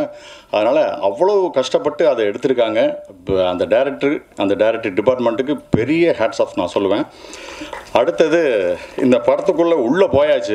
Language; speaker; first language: Tamil; native; Tamil